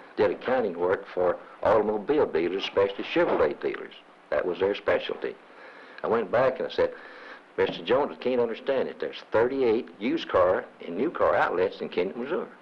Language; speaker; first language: English; native; English